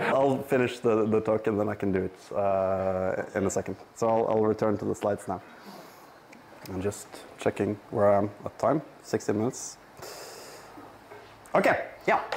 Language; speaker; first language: English; non-native, fluent; Norwegian